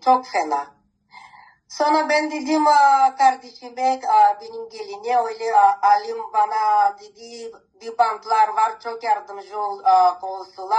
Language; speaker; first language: Turkish; non-native, learner; Greek